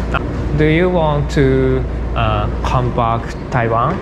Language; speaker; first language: English; non-native, learner; Japanese